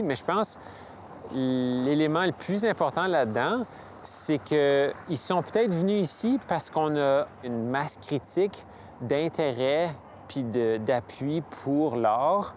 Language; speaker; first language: French; native; French